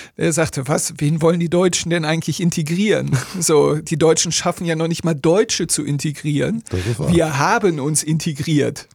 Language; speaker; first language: German; native; German